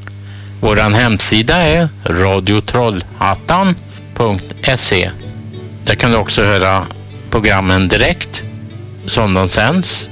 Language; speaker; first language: Swedish; native; Swedish